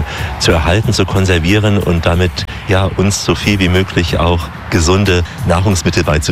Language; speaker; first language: German; native; German